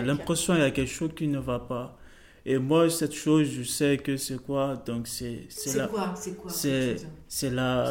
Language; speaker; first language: French; non-native, learner; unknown